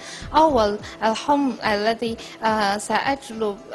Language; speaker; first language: Arabic; non-native, learner; Chinese